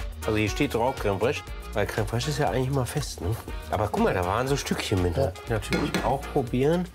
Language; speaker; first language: German; native; German